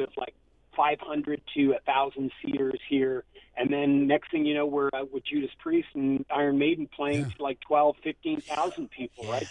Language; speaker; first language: English; native; English